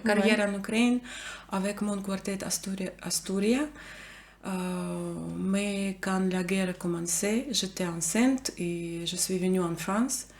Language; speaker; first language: French; non-native, learner; Ukrainian